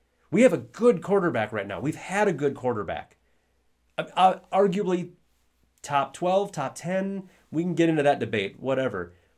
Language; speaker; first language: English; native; English